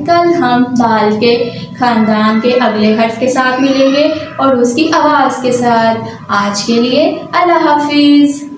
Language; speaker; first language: Urdu; non-native, local second language; Punjabi